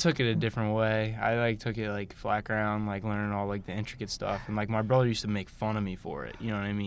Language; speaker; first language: English; native; English